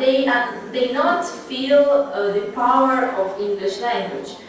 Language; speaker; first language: English; non-native, learner; Russian